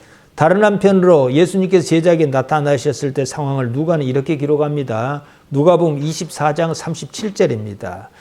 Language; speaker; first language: Korean; native; Korean